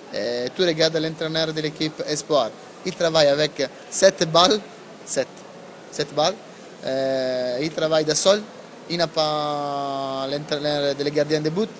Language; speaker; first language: French; non-native, learner; Italian